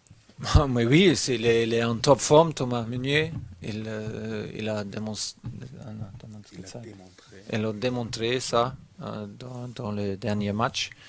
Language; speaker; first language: French; non-native, learner; German